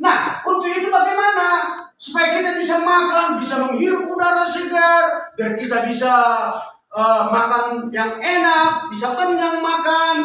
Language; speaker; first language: Indonesian; native; Indonesian